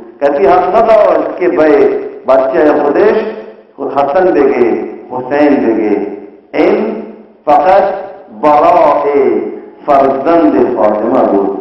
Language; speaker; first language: Persian; non-native, fluent; Urdu